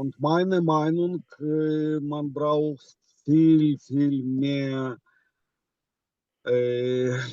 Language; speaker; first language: German; non-native, fluent; Ukrainian